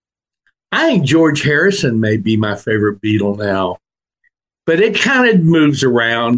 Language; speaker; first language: English; native; English